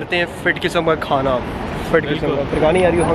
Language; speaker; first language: Urdu; native; Urdu